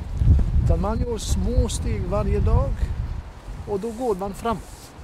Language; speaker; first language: Swedish; non-native, fluent; Bosnian